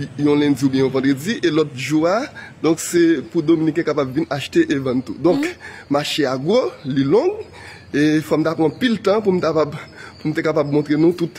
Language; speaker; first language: French; non-native, local second language; Haitian Creole